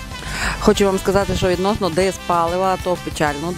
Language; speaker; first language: Ukrainian; native; Ukrainian